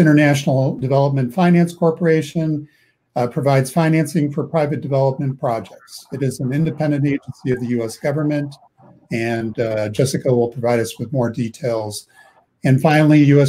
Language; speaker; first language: English; native; English